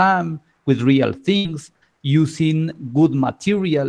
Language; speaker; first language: English; non-native, learner; Spanish